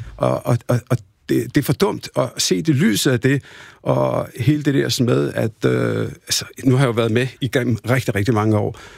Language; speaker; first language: Danish; early bilingual, other home language; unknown